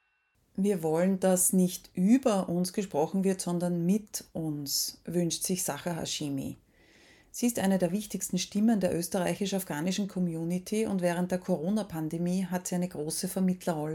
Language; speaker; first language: German; native; German